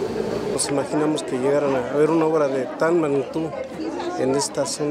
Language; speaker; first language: Spanish; native; Spanish